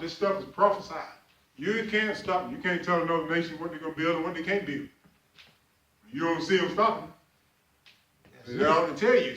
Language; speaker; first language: English; native; English